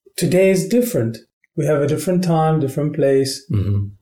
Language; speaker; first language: English; non-native, fluent; Arabic